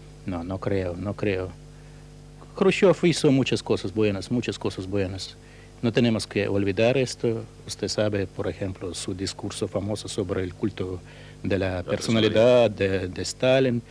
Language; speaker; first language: Spanish; non-native, fluent; Russian